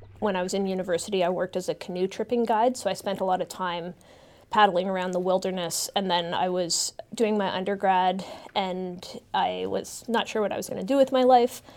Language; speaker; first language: English; native; English